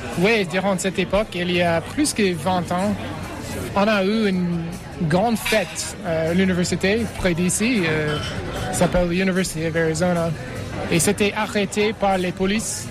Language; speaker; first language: French; non-native, fluent; English